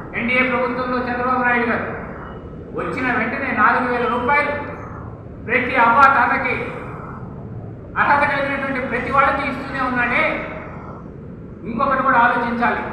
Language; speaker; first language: Telugu; native; Telugu